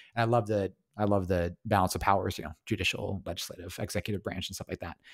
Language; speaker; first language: English; native; English